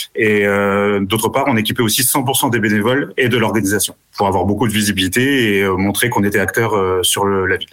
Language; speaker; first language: French; native; French